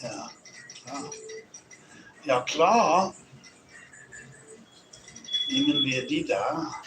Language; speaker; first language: German; non-native, learner; English